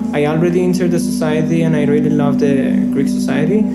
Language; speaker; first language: English; non-native, fluent; Persian